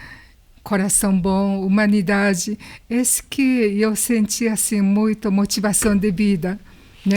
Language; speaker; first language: Portuguese; non-native, learner; Japanese